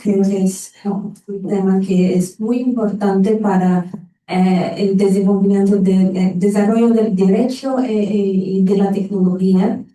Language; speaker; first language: Spanish; non-native, fluent; Portuguese